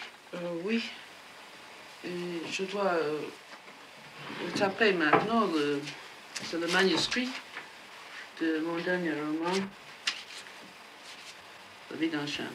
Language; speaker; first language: French; non-native, fluent; English